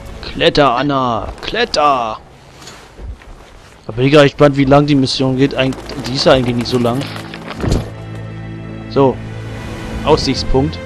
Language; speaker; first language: German; native; German